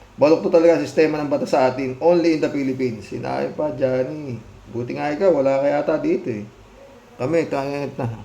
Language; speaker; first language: Filipino; native; Filipino